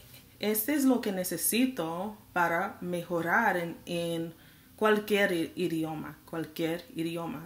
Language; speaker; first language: Spanish; non-native, learner; English